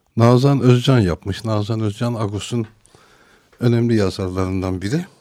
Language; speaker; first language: Turkish; non-native, local second language; Armenian